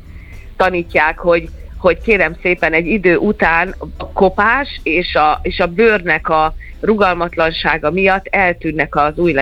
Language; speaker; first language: Hungarian; native; Hungarian